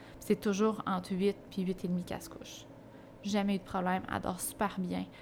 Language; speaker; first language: French; native; French